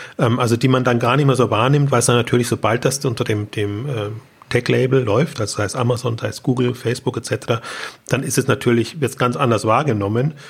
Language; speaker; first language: German; native; German